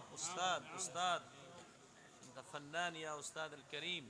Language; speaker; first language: Arabic; non-native, learner; Urdu